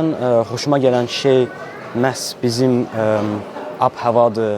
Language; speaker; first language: Azerbaijani; non-native, fluent; German